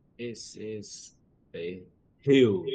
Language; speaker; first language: English; non-native, learner; Vietnamese